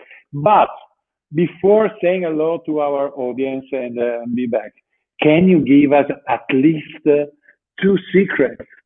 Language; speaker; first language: English; non-native, fluent; Italian